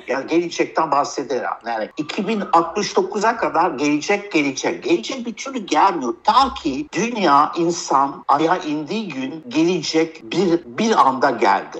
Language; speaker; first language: Turkish; early bilingual, heritage; Turkish